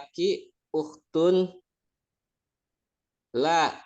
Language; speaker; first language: Arabic; non-native, learner; Indonesian